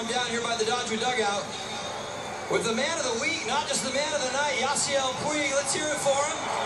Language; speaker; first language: English; native; English